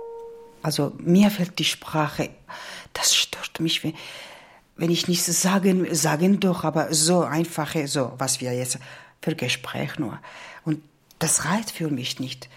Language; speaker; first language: German; non-native, learner; Georgian